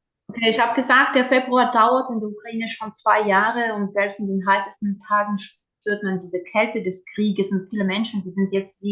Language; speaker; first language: German; non-native, fluent; Ukrainian